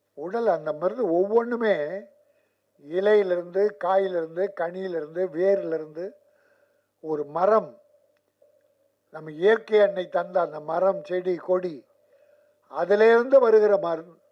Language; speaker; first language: Tamil; native; Tamil